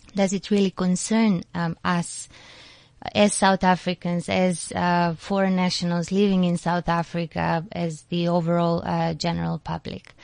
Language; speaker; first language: English; non-native, fluent; Macedonian